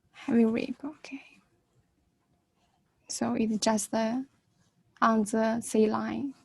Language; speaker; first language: English; non-native, learner; Chinese